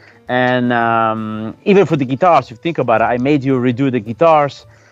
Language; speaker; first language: English; non-native, fluent; Italian